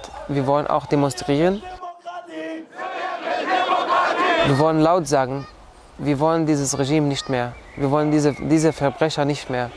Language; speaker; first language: German; non-native, fluent; Arabic